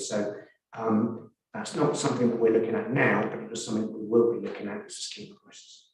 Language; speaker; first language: English; native; English